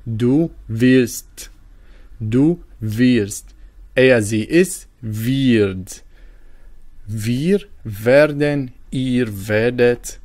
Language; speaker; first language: German; non-native, fluent; Arabic